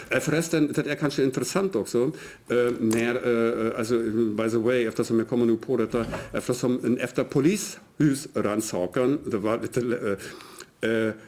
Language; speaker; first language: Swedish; non-native, fluent; German